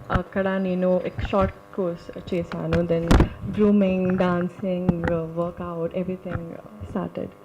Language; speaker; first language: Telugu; non-native, local second language; Urdu